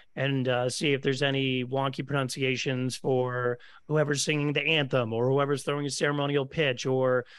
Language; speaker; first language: English; native; English